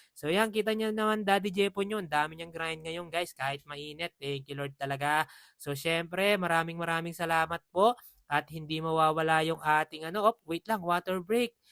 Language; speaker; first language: Filipino; non-native, local second language; Pampanga